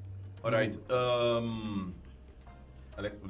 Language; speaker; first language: Dutch; non-native, local second language; Papiamento